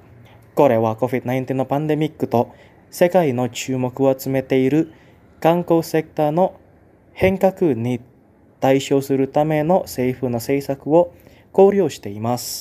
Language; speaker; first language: Japanese; non-native, fluent; Indonesian